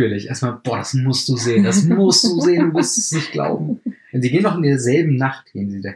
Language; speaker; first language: German; native; German